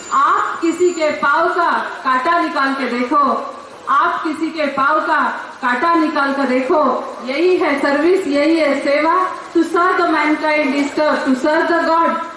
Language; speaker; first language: Hindi; non-native, local second language; Marathi